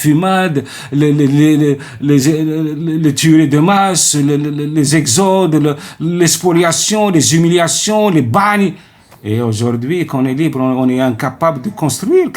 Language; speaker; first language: French; non-native, local second language; Arabic